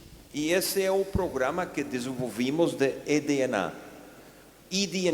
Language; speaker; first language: Portuguese; non-native, fluent; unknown